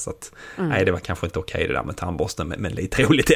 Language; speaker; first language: Swedish; native; Swedish